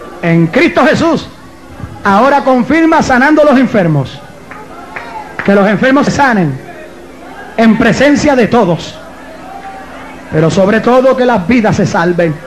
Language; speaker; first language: Spanish; native; Spanish